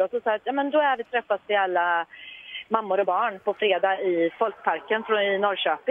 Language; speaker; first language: Swedish; native; Swedish